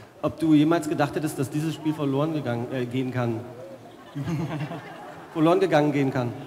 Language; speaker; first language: German; native; German